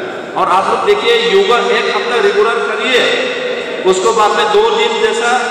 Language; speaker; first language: Hindi; non-native, local second language; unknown